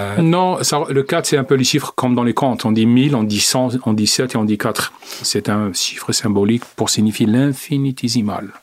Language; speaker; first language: French; non-native, local second language; Arabic